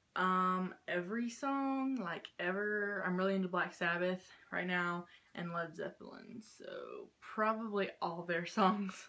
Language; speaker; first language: English; native; English